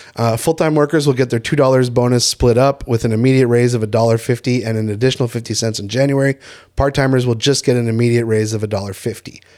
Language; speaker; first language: English; native; English